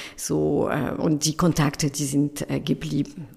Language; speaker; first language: German; non-native, fluent; French